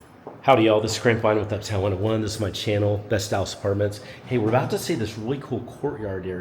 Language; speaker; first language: English; native; English